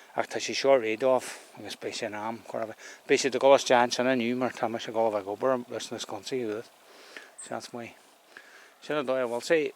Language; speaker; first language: Irish; native; Irish